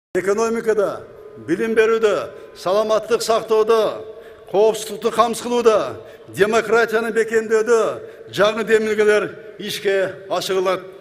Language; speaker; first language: Kyrgyz; native; Kyrgyz